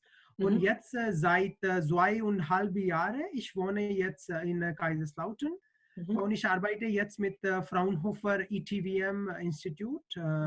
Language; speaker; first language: German; non-native, learner; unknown